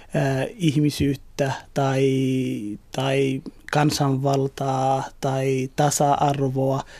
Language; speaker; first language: Finnish; early bilingual, other home language; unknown